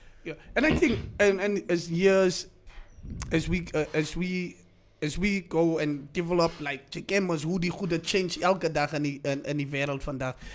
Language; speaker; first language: English; non-native, local second language; Afrikaans